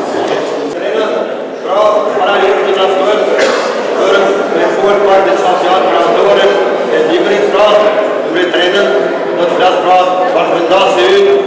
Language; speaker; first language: Albanian; native; Albanian